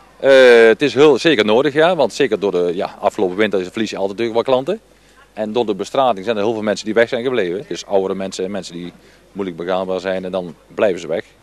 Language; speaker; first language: Dutch; native; Dutch